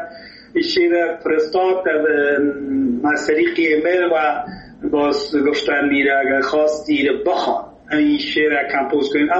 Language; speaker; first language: Persian; native; Persian